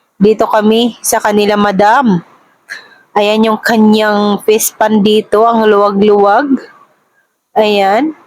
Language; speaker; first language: Filipino; non-native, local second language; Cebuano